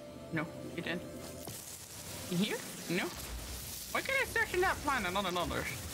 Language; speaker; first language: English; non-native, fluent; Dutch